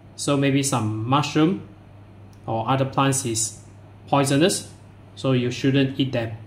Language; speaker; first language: English; non-native, local second language; Chinese